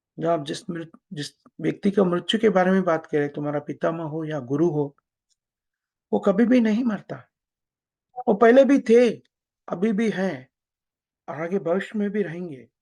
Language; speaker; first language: Hindi; non-native, local second language; Telugu